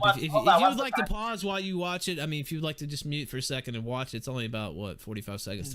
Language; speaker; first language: English; native; English